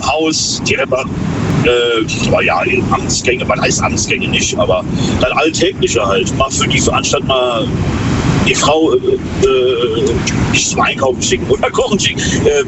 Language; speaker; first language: German; native; German